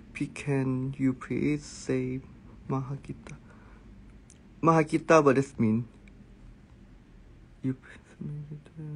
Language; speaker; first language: English; non-native, learner; Thai